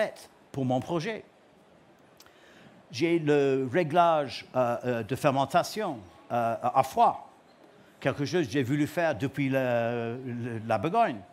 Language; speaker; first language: French; non-native, learner; English